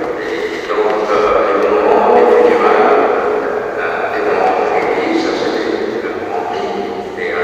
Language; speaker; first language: French; non-native, local second language; Morisyen